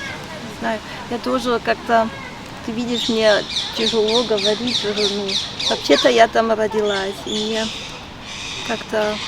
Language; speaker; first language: Russian; early bilingual, heritage; Russian